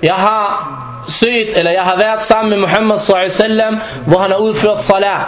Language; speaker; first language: Danish; non-native, fluent; Arabic